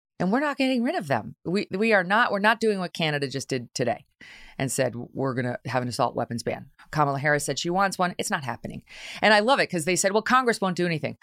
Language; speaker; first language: English; native; English